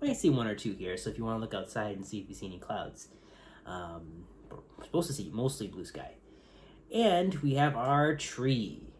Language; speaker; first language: English; native; English